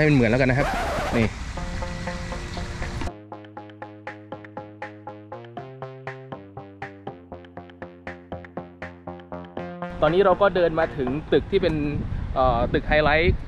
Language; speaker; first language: Thai; native; Thai